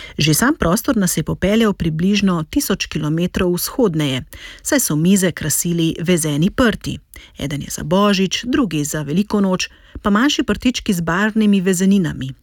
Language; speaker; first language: Slovenian; native; Slovenian